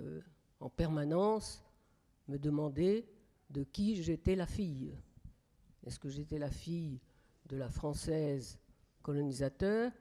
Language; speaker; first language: French; native; French